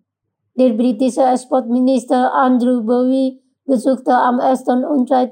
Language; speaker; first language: German; non-native, fluent; Indonesian